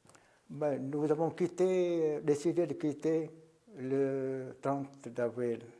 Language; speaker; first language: French; non-native, local second language; Vietnamese